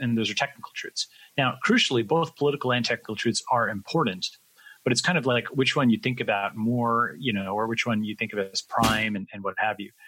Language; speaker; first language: English; native; English